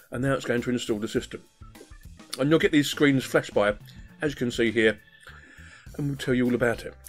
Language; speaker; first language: English; native; English